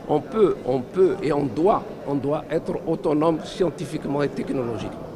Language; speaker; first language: French; non-native, local second language; Arabic